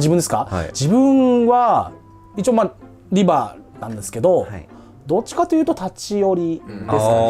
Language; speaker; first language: Japanese; native; Japanese